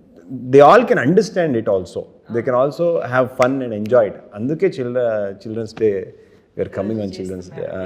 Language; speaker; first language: Telugu; non-native, learner; Kannada